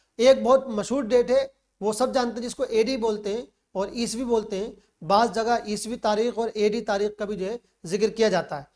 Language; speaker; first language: Urdu; native; Urdu